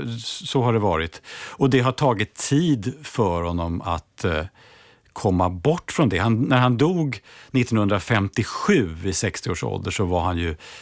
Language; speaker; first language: Swedish; native; Swedish